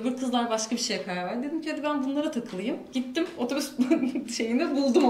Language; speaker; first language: Turkish; native; Turkish